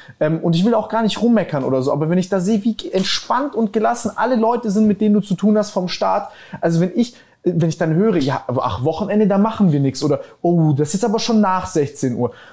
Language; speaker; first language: German; native; German